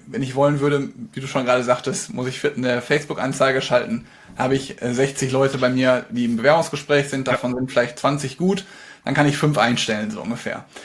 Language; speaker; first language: German; native; German